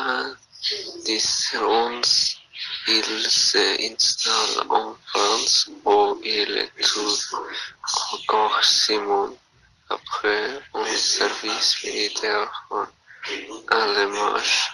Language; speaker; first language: French; non-native, learner; Spanish